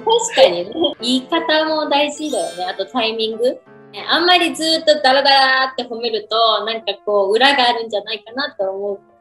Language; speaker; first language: Japanese; native; Japanese